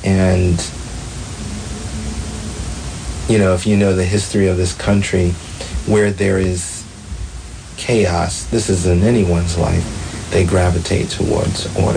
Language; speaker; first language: English; native; English